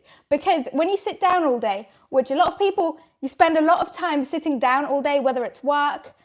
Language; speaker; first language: English; native; English